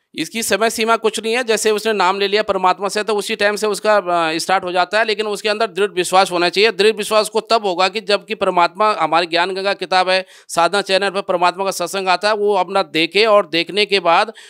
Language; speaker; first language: Hindi; native; Hindi